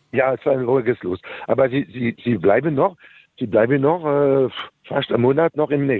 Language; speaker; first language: German; non-native, learner; French